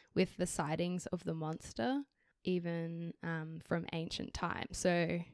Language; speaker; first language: English; native; English